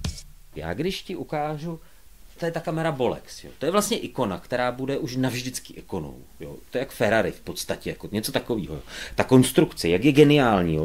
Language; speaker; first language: Czech; native; Czech